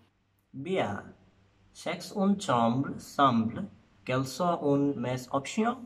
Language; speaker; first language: French; non-native, learner; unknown